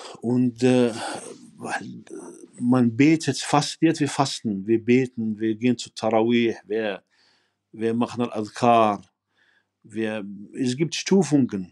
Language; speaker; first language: German; non-native, fluent; Arabic